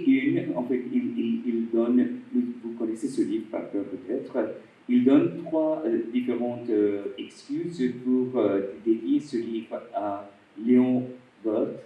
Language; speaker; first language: French; non-native, fluent; Bangla